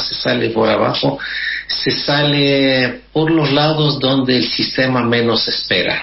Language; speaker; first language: Spanish; non-native, fluent; Russian